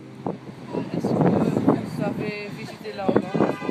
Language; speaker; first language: French; non-native, learner; Dutch